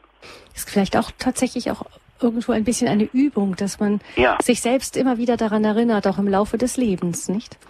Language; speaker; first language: German; native; German